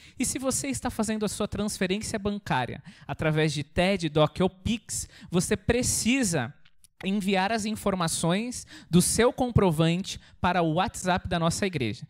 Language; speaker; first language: Portuguese; native; Portuguese